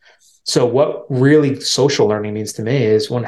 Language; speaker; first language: English; native; English